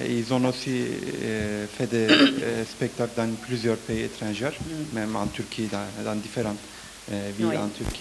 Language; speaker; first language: French; non-native, learner; Turkish